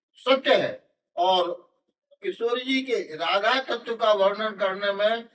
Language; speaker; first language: Hindi; native; Hindi